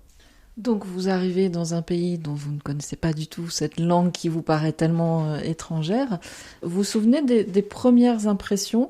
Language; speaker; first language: French; native; French